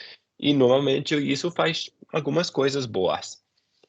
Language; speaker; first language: Portuguese; non-native, fluent; English